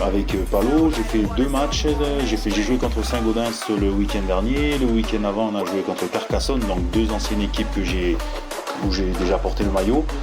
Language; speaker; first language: French; native; French